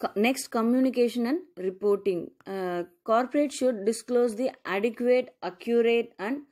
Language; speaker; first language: English; non-native, local second language; Tamil